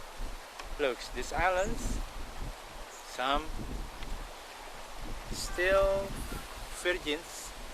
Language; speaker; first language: English; non-native, local second language; Indonesian